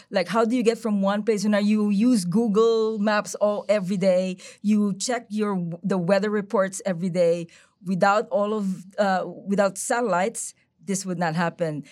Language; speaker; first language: English; non-native, local second language; Filipino